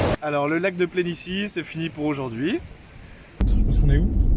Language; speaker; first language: French; native; French